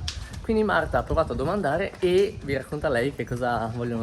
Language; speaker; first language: Italian; native; Italian